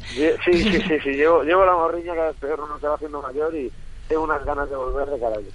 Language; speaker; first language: Spanish; native; Spanish